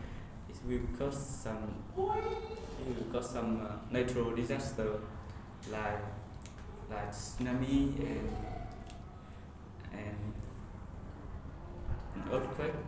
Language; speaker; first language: English; non-native, learner; Vietnamese